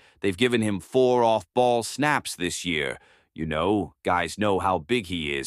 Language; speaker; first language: English; native; English